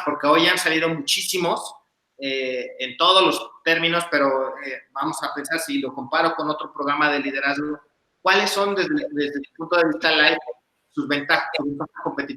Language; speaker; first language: Spanish; native; Spanish